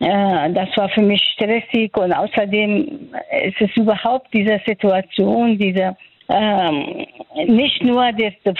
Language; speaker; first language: German; non-native, fluent; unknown